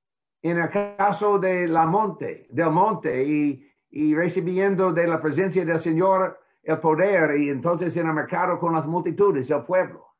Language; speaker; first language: Spanish; non-native, fluent; English